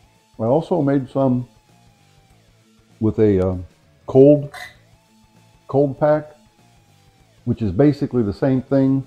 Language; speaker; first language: English; native; English